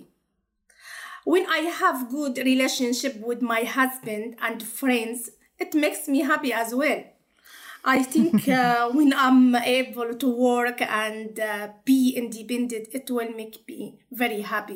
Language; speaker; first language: English; non-native, learner; Arabic